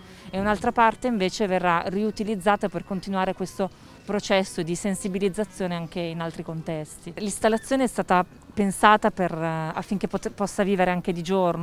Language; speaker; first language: Italian; native; Italian